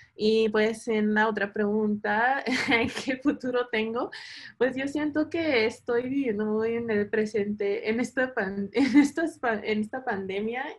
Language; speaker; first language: Spanish; early bilingual, heritage; Spanish